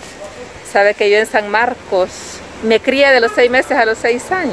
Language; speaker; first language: Spanish; native; Spanish